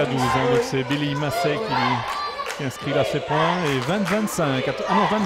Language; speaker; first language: French; native; French